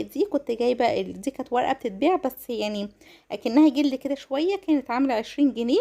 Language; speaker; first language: Arabic; native; Arabic